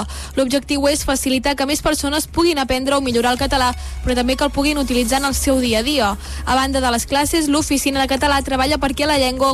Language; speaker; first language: Catalan; native; Catalan